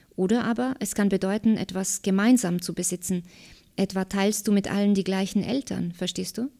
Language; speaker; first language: German; early bilingual, other home language; Slovak